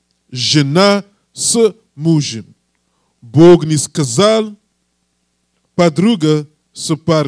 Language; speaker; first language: Russian; non-native, learner; English